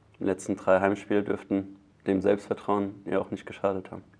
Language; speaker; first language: German; native; German